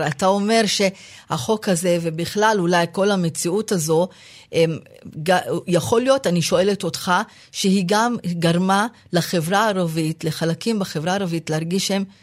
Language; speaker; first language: Hebrew; non-native, local second language; Arabic